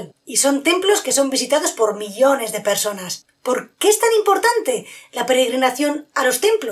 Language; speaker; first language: Spanish; native; Spanish